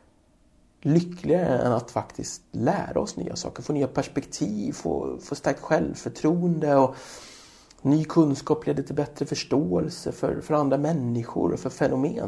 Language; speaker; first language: Swedish; native; Swedish